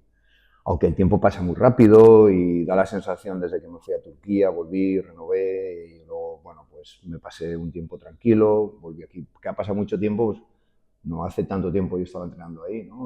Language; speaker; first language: Spanish; native; Spanish